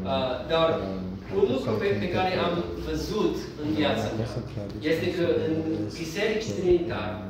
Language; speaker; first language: Romanian; non-native, learner; English